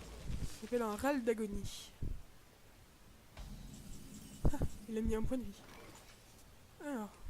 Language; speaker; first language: French; native; French